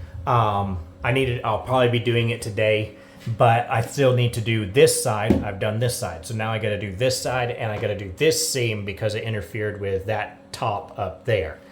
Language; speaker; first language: English; native; English